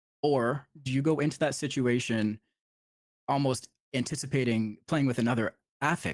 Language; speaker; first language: English; native; English